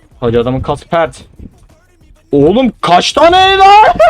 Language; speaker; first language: Turkish; native; Turkish